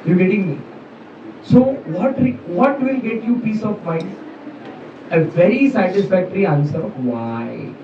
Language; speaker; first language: English; non-native, local second language; Marathi